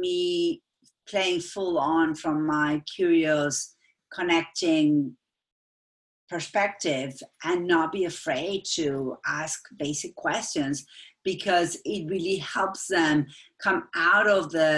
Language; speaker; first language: English; non-native, fluent; Spanish